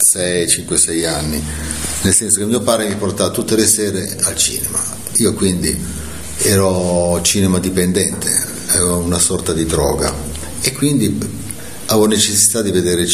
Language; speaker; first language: Italian; native; Italian